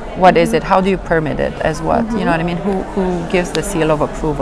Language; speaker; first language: English; non-native, fluent; Romanian